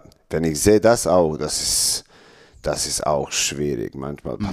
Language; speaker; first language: German; non-native, learner; Serbian